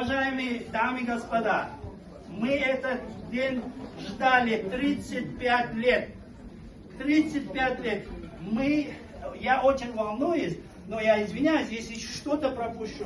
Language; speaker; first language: Russian; non-native, local second language; Uzbek